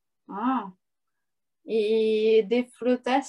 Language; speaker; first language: Spanish; non-native, learner; French